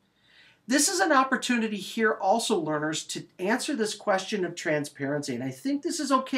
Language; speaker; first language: English; native; English